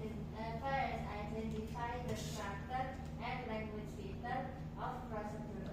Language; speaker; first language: English; non-native, learner; Indonesian